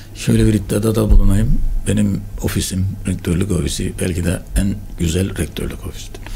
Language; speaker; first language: Turkish; native; Turkish